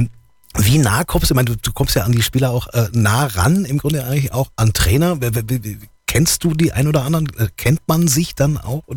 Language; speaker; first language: German; native; German